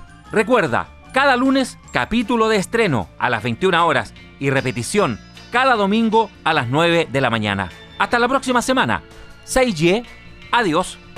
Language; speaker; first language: Spanish; native; Spanish